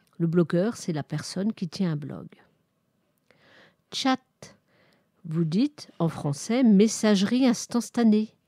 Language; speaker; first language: French; native; French